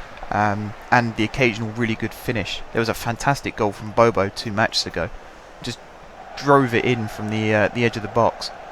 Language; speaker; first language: English; native; English